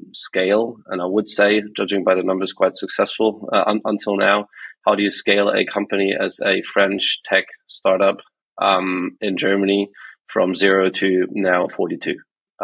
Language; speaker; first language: English; non-native, fluent; German